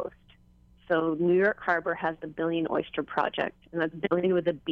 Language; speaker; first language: English; native; English